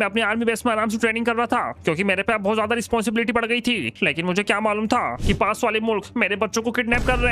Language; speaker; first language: Hindi; native; Hindi